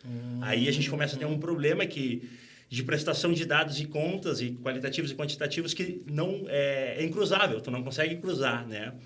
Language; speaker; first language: Portuguese; native; Portuguese